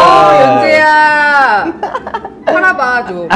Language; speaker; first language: Korean; native; Korean